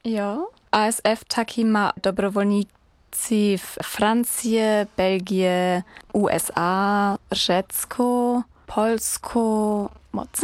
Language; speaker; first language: Czech; non-native, learner; German